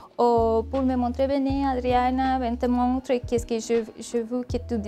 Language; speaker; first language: French; non-native, learner; Spanish